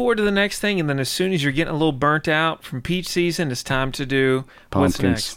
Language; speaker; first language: English; native; English